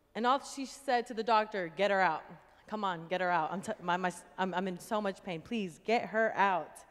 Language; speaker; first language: English; native; English